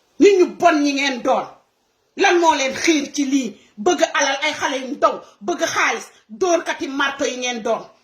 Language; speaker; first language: Wolof; non-native, local second language; Serer